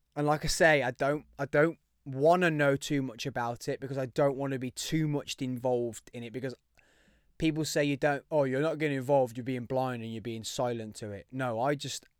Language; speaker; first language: English; native; English